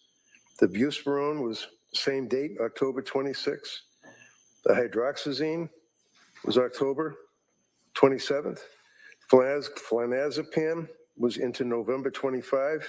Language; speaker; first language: English; native; English